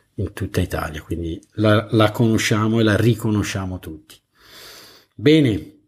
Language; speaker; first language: Italian; native; Italian